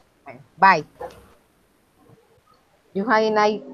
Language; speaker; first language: English; non-native, learner; Spanish